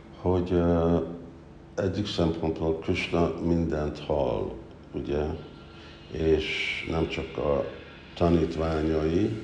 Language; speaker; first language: Hungarian; early bilingual, heritage; Hungarian